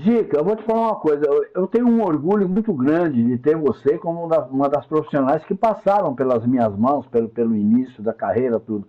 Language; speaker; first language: Portuguese; native; Portuguese